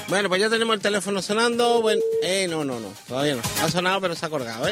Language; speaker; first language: Spanish; native; Spanish